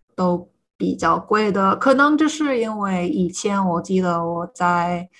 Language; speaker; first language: Chinese; non-native, fluent; English